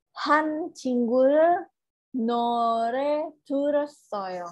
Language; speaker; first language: Korean; non-native, learner; Indonesian